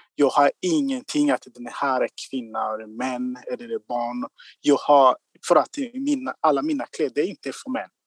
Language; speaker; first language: Swedish; non-native, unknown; Kinyarwanda